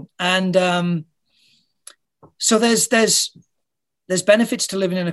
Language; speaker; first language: English; native; English